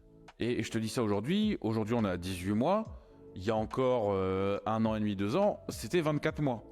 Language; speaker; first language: French; native; French